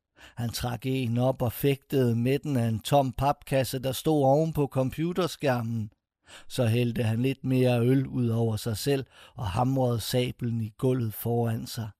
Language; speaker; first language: Danish; native; Danish